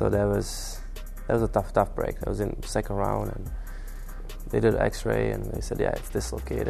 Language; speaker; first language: English; non-native, fluent; Czech